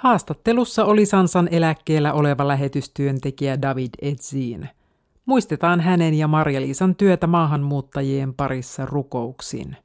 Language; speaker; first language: Finnish; native; Finnish